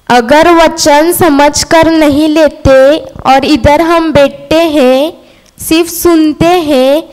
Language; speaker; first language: Hindi; non-native, local second language; Marathi